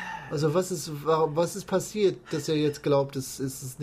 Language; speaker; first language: German; non-native, fluent; English